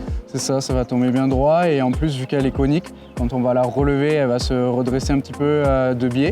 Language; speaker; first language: French; native; French